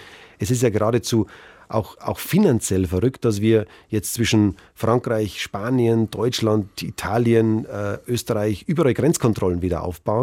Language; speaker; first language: German; native; German